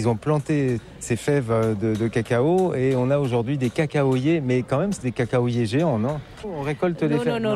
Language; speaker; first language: French; native; French